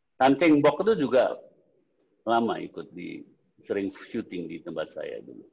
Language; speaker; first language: Indonesian; native; Indonesian